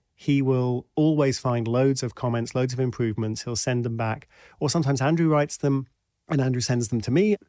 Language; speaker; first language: English; native; English